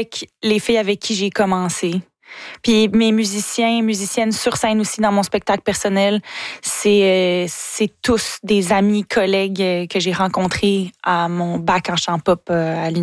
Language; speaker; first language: French; native; French